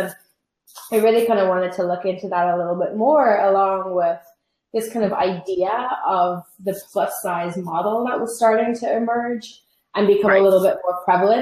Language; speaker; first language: English; native; English